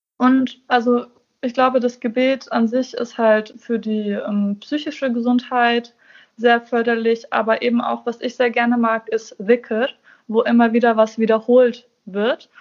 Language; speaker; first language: German; early bilingual, other home language; Persian